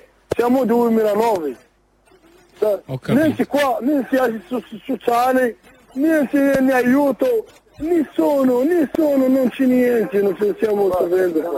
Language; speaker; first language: Italian; non-native, learner; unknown